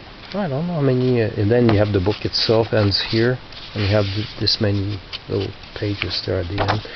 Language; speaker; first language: English; non-native, local second language; French